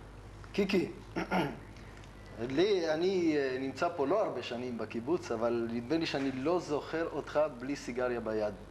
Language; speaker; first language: Hebrew; native; Hebrew